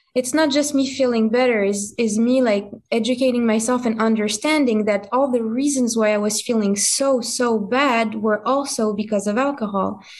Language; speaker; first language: English; non-native, fluent; French